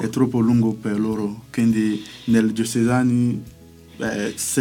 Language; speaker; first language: Italian; non-native, learner; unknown